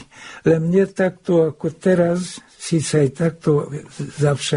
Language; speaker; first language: Slovak; non-native, local second language; Hungarian